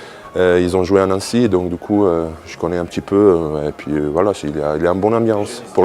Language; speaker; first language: French; non-native, fluent; Bosnian